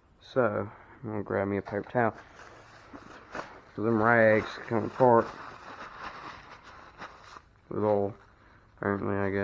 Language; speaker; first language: English; native; English